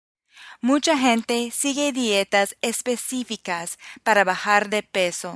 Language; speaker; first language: Spanish; non-native, fluent; English